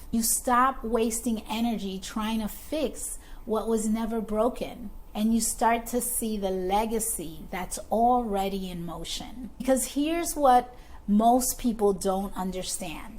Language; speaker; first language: English; native; English